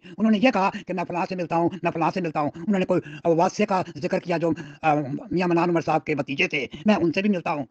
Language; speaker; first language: Urdu; non-native, local second language; Punjabi